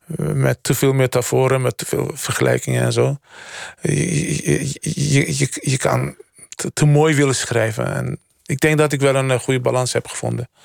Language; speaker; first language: Dutch; early bilingual, other home language; Turkish